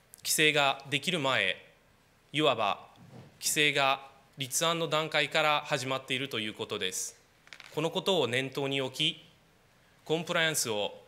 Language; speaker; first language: Japanese; non-native, fluent; Romanian